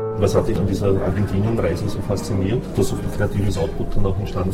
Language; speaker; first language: German; native; German